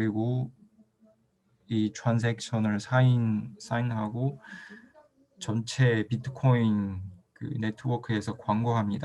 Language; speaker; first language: Korean; non-native, fluent; Chinese